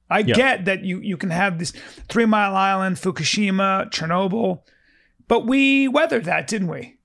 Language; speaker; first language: English; early bilingual, other home language; French